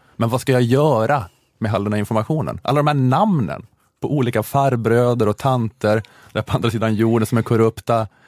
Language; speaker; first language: Swedish; native; Swedish